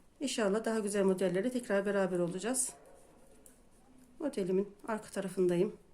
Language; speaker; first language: Turkish; native; Turkish